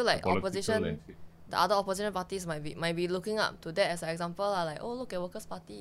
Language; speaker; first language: English; early bilingual, other home language; Chinese